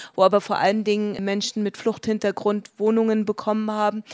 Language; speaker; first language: German; native; German